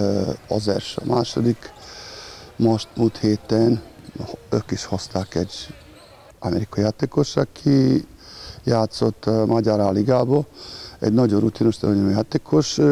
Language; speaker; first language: Hungarian; non-native, learner; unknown